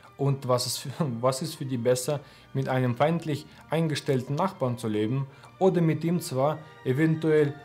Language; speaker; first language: German; non-native, fluent; Russian